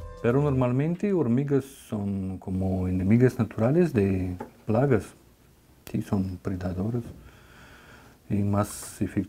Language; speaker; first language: Spanish; non-native, fluent; Russian